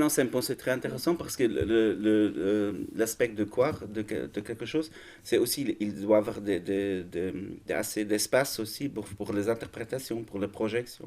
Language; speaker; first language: French; non-native, learner; German